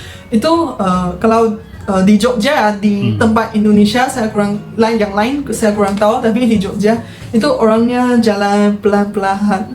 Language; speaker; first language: Indonesian; non-native, fluent; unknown